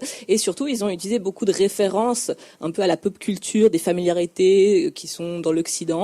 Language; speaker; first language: French; native; French